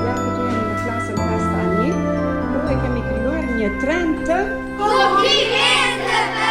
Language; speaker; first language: Albanian; native; Albanian